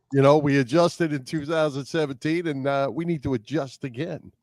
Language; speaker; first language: English; native; English